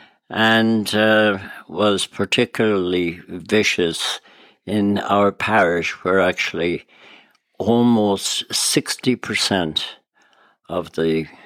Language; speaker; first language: English; native; English